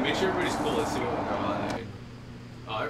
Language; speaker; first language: English; native; English